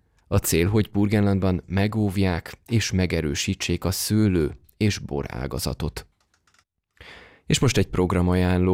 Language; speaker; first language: Hungarian; native; Hungarian